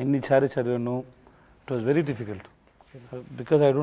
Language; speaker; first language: Telugu; non-native, learner; Tamil